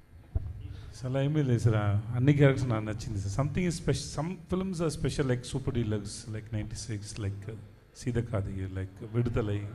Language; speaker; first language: Telugu; non-native, learner; Tamil